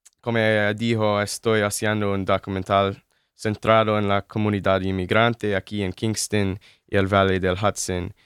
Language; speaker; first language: Spanish; non-native, learner; English